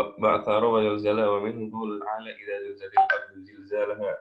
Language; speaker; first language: Arabic; non-native, learner; Indonesian